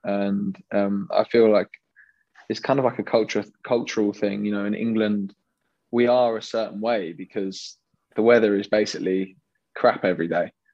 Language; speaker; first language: English; native; English